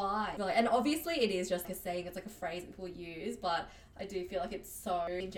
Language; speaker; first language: English; non-native, local second language; Cantonese